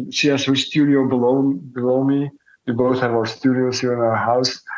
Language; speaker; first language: English; non-native, fluent; Dutch